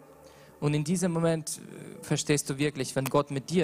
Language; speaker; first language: German; non-native, learner; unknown